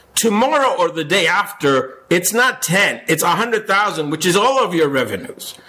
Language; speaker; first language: English; non-native, fluent; Spanish